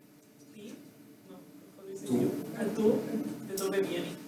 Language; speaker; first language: Italian; non-native, learner; Russian